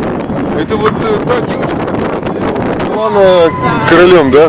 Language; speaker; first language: Russian; native; Russian